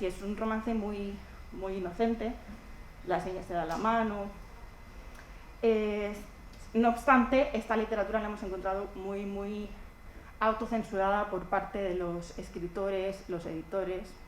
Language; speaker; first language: Spanish; native; Spanish